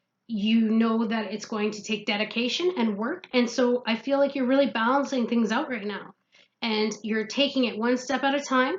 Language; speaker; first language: English; native; English